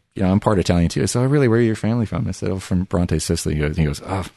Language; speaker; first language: English; early bilingual, other home language; Italian